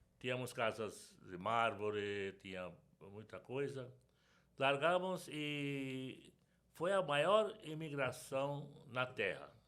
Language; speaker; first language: Portuguese; non-native, fluent; Sindhi